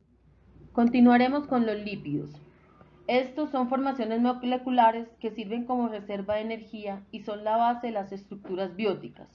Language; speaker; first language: Spanish; native; Spanish